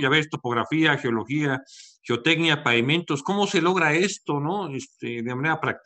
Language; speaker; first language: Spanish; native; Spanish